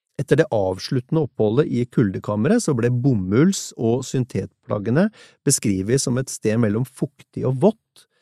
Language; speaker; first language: Norwegian; native; Norwegian